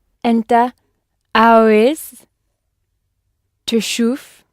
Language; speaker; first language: Arabic; non-native, learner; English